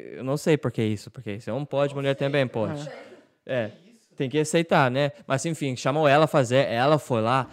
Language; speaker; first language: Portuguese; non-native, learner; English